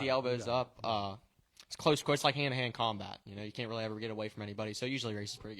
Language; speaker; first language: English; native; English